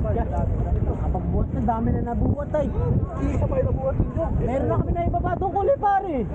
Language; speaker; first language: Filipino; native; Filipino